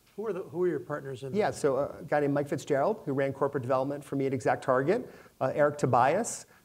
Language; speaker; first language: English; native; English